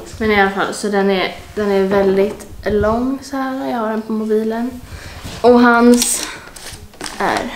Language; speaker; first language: Swedish; native; Swedish